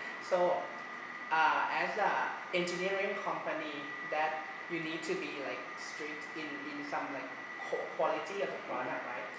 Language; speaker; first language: English; non-native, fluent; Thai